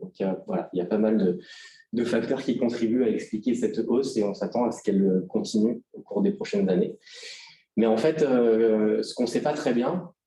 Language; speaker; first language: French; native; French